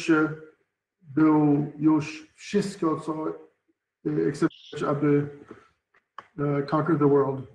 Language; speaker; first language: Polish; non-native, learner; English